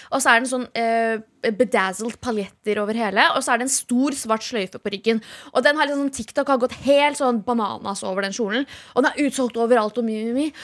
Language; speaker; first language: Norwegian; native; Norwegian